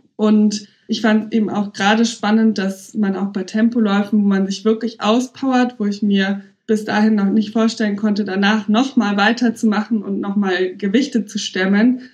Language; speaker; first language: German; native; German